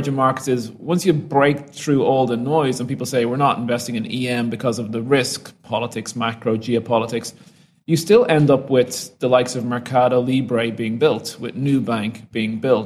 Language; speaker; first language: English; native; English